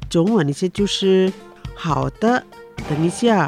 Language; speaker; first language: Chinese; non-native, fluent; Indonesian